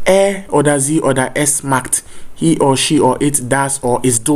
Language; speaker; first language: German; non-native, fluent; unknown